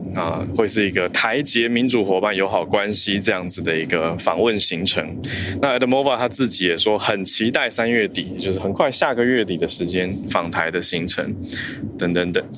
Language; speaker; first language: Chinese; native; Chinese